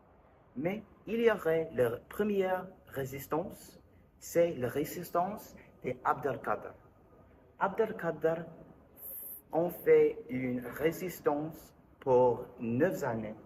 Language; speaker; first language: French; non-native, learner; English